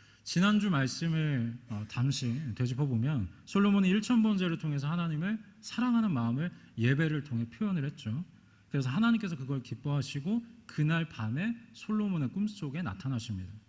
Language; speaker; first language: Korean; native; Korean